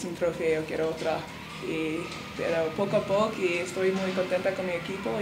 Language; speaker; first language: Spanish; non-native, learner; English